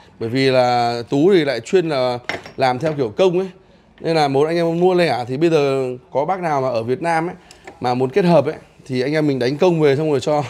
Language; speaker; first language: Vietnamese; native; Vietnamese